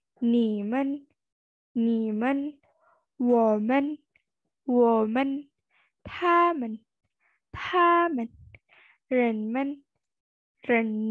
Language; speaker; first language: Chinese; non-native, fluent; Indonesian